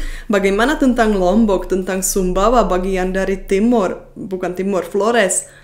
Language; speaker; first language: Indonesian; non-native, fluent; Czech